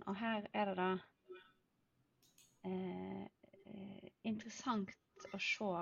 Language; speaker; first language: Norwegian; native; Norwegian